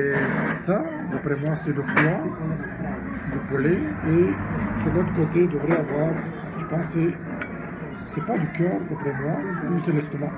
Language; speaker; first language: French; non-native, fluent; Bulgarian